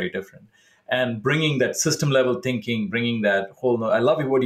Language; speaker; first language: English; non-native, local second language; Tamil